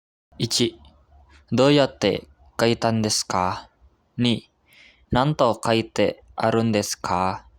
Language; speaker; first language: Japanese; non-native, learner; Indonesian